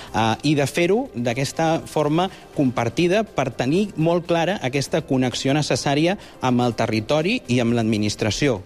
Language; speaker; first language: Catalan; native; Catalan